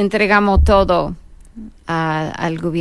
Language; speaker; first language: Spanish; non-native, fluent; English